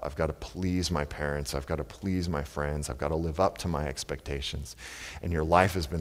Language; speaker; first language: English; native; English